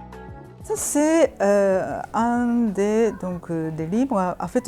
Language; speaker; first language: French; non-native, fluent; Japanese